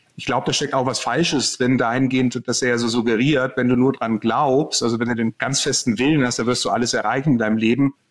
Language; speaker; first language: German; native; German